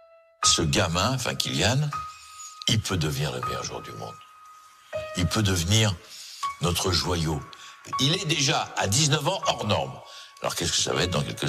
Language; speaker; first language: French; native; French